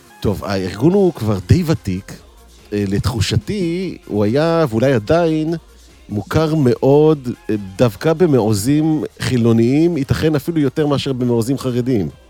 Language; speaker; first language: Hebrew; native; Hebrew